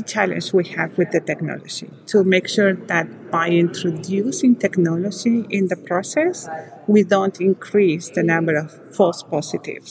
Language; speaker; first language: English; non-native, fluent; Spanish